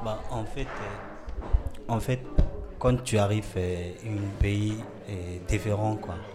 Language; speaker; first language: French; non-native, learner; Somali